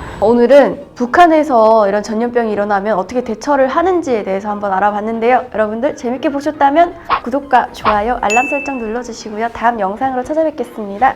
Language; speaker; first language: Korean; native; Korean